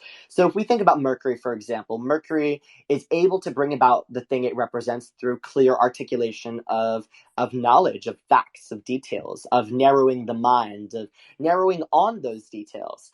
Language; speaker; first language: English; native; English